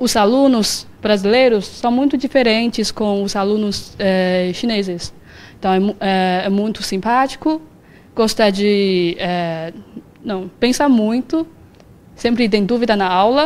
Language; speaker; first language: Portuguese; non-native, learner; Chinese